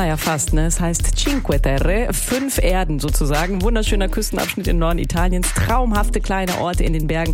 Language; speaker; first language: German; early bilingual, other home language; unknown